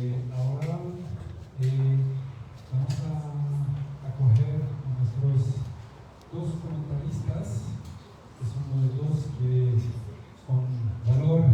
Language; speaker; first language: Spanish; non-native, fluent; French